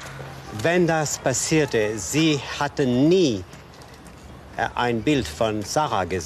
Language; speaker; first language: German; non-native, fluent; French